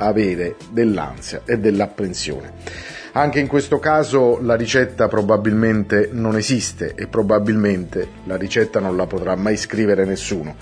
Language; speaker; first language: Italian; native; Italian